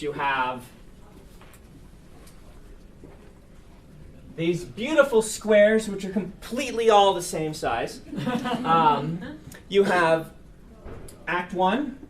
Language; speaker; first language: English; native; English